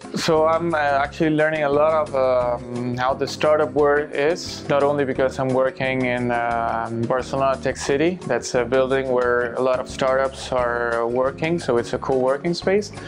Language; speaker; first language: English; non-native, fluent; Spanish